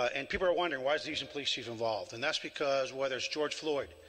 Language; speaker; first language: English; early bilingual, other home language; Spanish